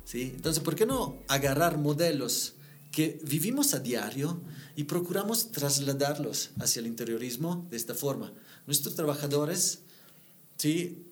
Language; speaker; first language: Spanish; non-native, fluent; Italian